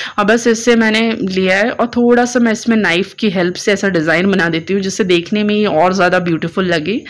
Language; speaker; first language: Hindi; native; Hindi